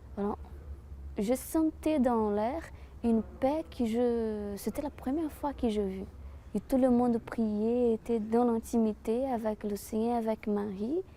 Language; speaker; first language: French; non-native, fluent; Portuguese